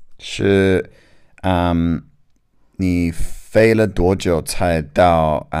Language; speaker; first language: Chinese; non-native, learner; English